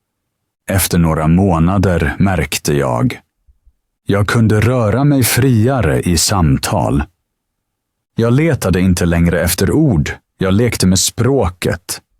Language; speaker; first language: Swedish; non-native, fluent; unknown